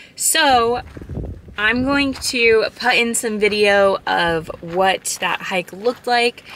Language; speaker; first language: English; native; English